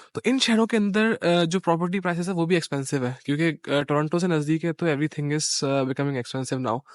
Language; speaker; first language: Urdu; native; Urdu